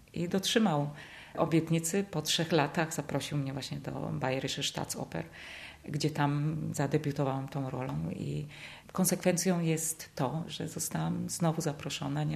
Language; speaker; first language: Polish; early bilingual, heritage; Polish